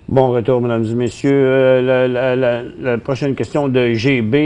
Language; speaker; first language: French; native; French